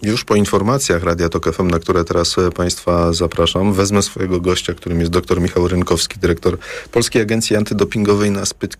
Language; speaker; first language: Polish; native; Polish